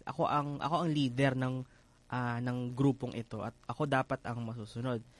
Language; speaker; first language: Filipino; native; Filipino